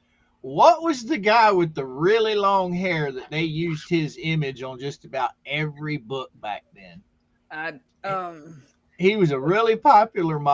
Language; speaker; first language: English; native; English